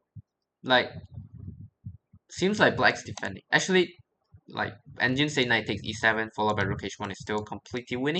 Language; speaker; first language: English; non-native, fluent; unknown